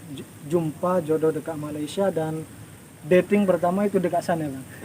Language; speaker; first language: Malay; non-native, local second language; Indonesian